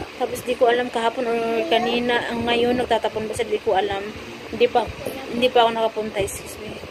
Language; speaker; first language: Filipino; non-native, local second language; Cebuano